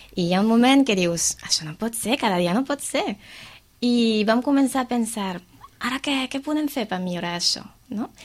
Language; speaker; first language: Catalan; non-native, fluent; French